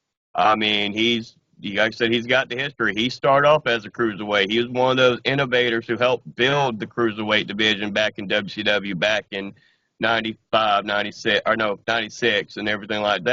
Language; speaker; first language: English; native; English